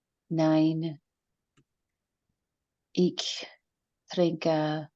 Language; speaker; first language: German; non-native, learner; English